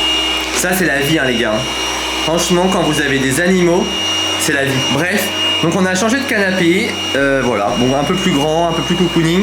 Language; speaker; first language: French; native; French